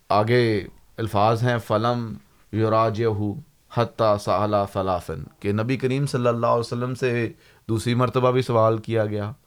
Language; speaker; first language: Urdu; native; Urdu